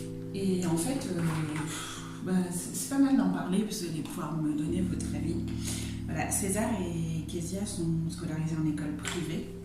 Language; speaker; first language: French; native; French